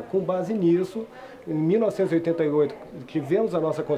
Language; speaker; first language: Portuguese; native; Portuguese